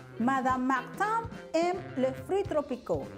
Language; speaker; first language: French; non-native, fluent; Spanish